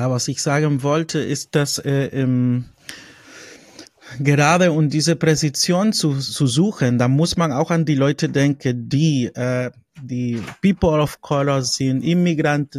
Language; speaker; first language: German; non-native, fluent; Spanish